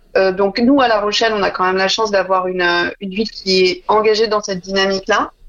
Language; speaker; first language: French; native; French